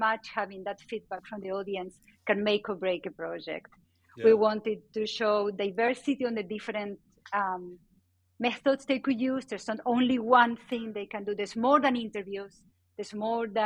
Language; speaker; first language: English; non-native, fluent; Spanish